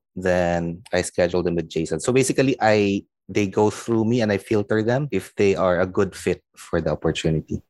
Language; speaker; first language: English; non-native, local second language; Filipino